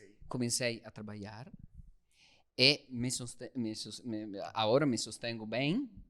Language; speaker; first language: Portuguese; non-native, learner; Italian